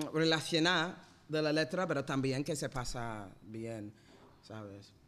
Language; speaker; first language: Spanish; non-native, fluent; English